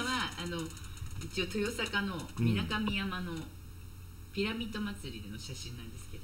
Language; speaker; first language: Japanese; native; Japanese